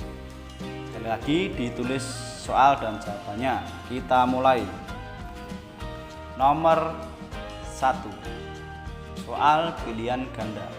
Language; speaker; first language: Indonesian; native; Indonesian